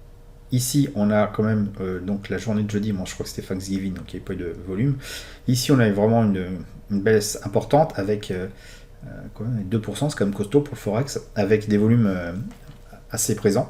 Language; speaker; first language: French; native; French